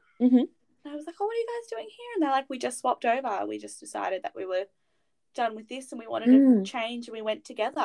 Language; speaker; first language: English; native; English